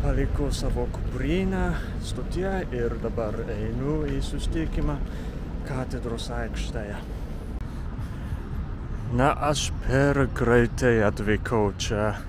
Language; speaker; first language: Lithuanian; non-native, fluent; Japanese